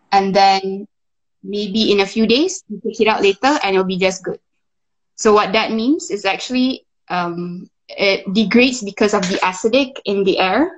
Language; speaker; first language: English; non-native, local second language; Malay